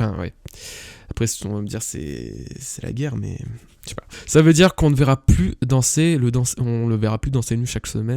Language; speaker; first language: French; native; French